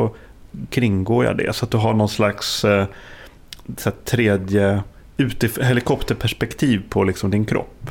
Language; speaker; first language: Swedish; native; Swedish